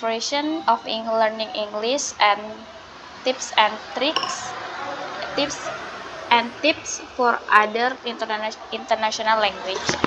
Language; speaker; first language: English; non-native, learner; Indonesian